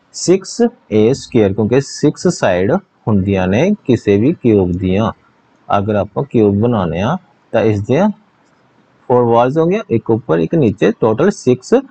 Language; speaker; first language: Hindi; non-native, local second language; Punjabi